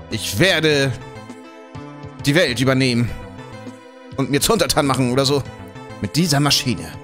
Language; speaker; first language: German; native; German